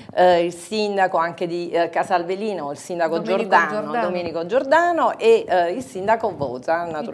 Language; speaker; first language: Italian; native; Italian